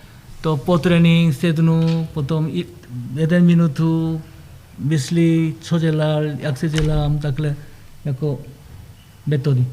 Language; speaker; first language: Czech; non-native, learner; Korean